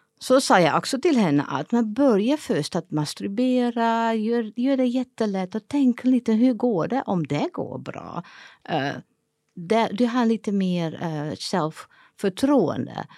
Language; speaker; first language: Swedish; non-native, fluent; Dutch